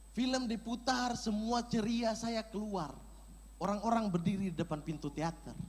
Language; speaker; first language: Indonesian; native; Indonesian